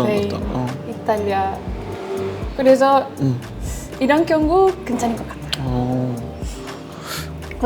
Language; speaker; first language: Korean; non-native, learner; Spanish